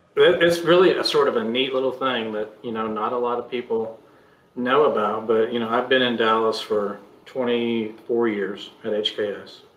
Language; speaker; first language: English; native; English